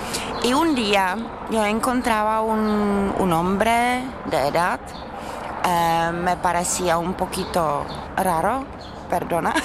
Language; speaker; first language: Spanish; non-native, learner; Czech